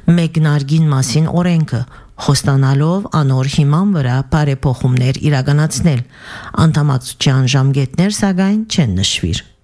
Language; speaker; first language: Armenian; early bilingual, heritage; Armenian